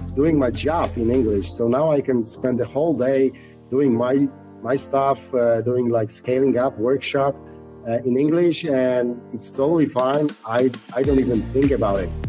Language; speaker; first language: English; non-native, fluent; Polish